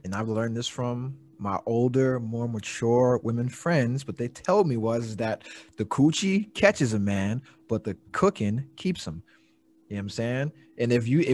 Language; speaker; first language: English; native; English